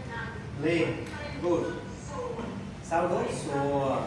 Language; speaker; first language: Vietnamese; non-native, learner; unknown